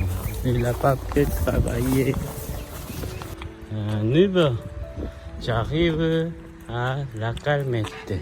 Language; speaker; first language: French; non-native, learner; Korean